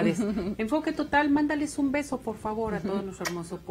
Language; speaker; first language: Spanish; native; Spanish